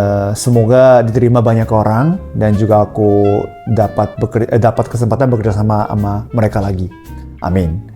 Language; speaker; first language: Indonesian; non-native, fluent; Japanese